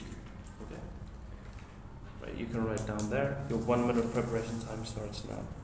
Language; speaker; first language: English; non-native, fluent; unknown